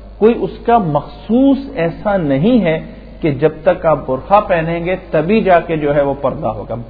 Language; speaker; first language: Urdu; non-native, local second language; Punjabi